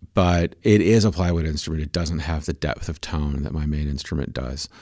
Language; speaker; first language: English; native; English